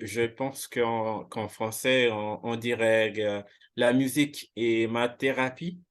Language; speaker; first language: French; non-native, fluent; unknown